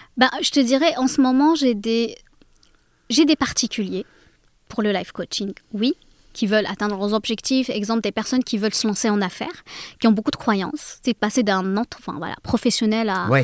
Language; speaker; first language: French; native; French